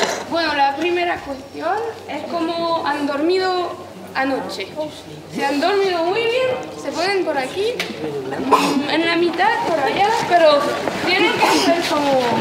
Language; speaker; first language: Spanish; non-native, learner; French